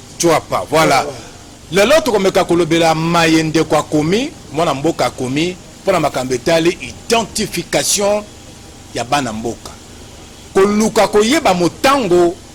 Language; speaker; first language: Lingala; native; Lingala